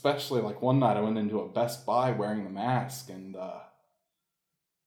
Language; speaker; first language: English; native; English